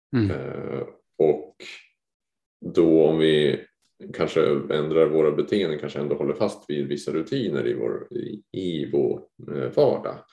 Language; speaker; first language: Swedish; native; Swedish